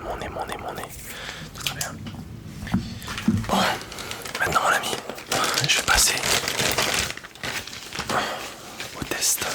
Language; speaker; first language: French; native; French